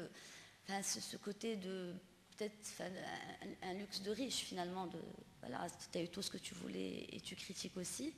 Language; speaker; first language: French; non-native, local second language; Arabic